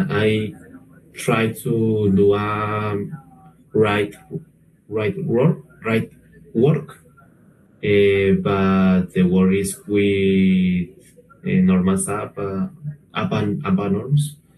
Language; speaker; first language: English; non-native, learner; Spanish